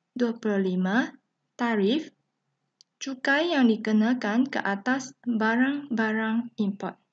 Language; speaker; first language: Malay; non-native, local second language; Chinese